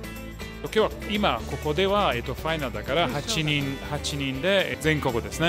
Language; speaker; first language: Japanese; non-native, fluent; Italian